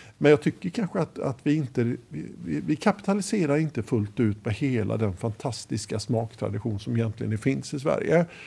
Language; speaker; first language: Swedish; native; Swedish